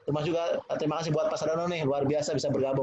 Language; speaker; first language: Indonesian; native; Indonesian